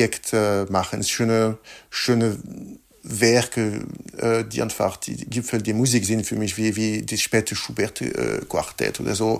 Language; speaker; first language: German; non-native, fluent; French